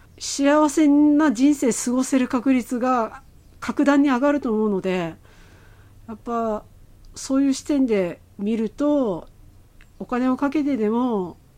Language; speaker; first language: Japanese; native; Japanese